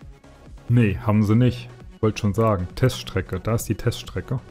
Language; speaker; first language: German; native; German